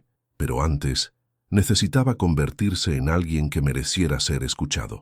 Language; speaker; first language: Spanish; native; Spanish